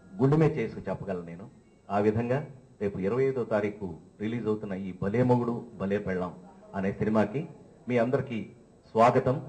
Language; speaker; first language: Telugu; native; Telugu